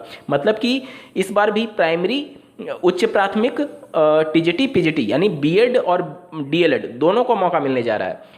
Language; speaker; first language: Hindi; native; Hindi